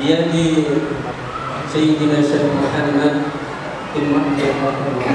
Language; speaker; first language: Arabic; non-native, learner; Indonesian